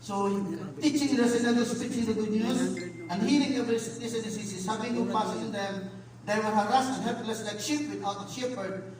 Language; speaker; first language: English; non-native, local second language; Filipino